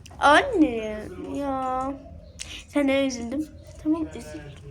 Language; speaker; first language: Turkish; early bilingual, other home language; Arabic